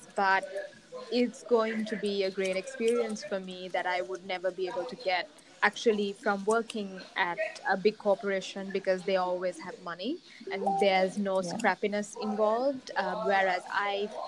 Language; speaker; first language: English; non-native, local second language; Sinhala